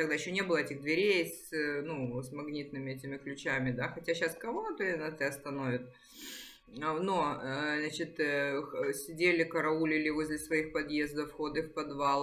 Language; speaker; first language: Russian; native; Russian